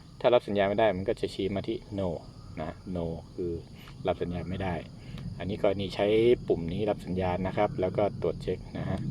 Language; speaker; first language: Thai; native; Thai